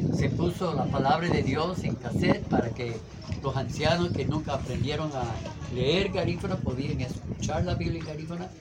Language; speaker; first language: Spanish; non-native, fluent; English